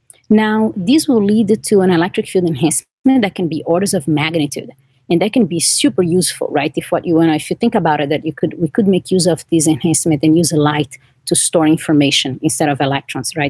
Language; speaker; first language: English; non-native, fluent; Portuguese